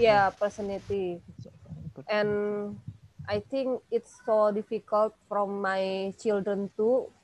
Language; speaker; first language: English; non-native, learner; Indonesian